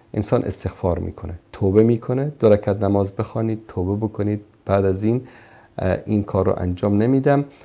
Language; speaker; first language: Persian; native; Persian